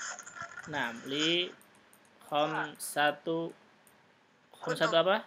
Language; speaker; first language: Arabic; non-native, fluent; Indonesian